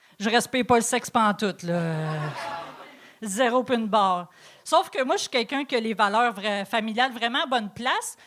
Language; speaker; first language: French; native; French